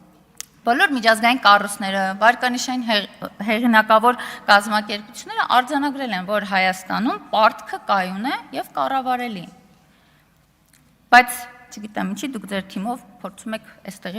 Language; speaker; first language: Armenian; native; Armenian